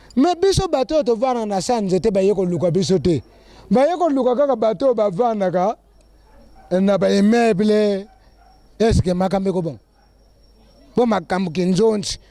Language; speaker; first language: Lingala; non-native, local second language; Kongo